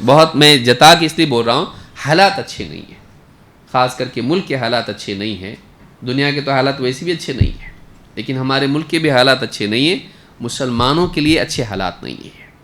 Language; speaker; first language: Urdu; native; Urdu